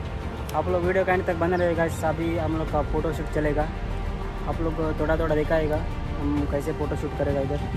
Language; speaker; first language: Hindi; non-native, local second language; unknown